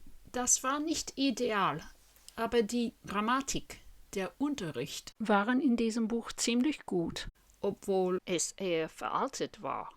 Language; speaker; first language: German; non-native, fluent; English